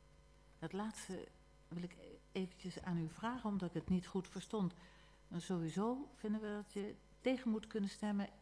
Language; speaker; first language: Dutch; native; Dutch